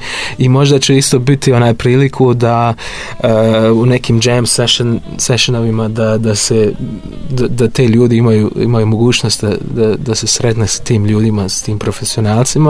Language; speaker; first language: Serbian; non-native, fluent; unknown